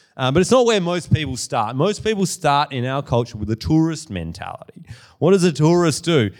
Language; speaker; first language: English; native; English